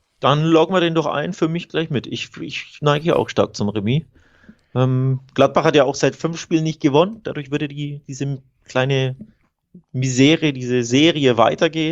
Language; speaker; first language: German; native; German